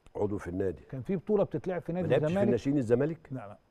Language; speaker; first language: Arabic; native; Arabic